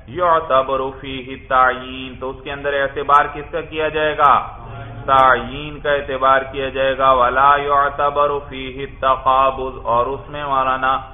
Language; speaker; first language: Urdu; native; Urdu